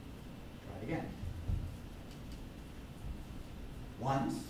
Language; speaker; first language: English; non-native, fluent; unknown